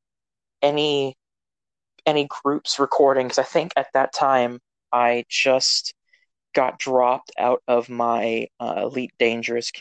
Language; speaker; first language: English; native; English